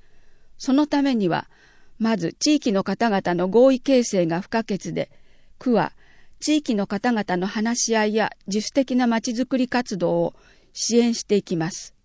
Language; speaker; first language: Japanese; native; Japanese